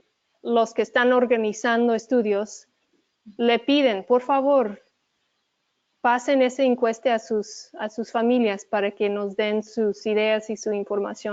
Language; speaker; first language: Spanish; early bilingual, heritage; Spanish